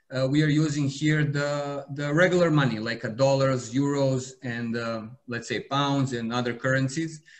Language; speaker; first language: English; non-native, fluent; Serbian